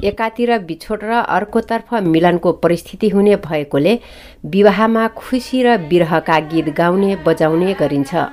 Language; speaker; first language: Nepali; non-native, local second language; Dangaura Tharu